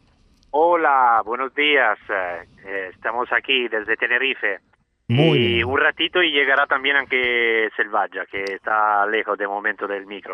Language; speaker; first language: Spanish; non-native, fluent; Italian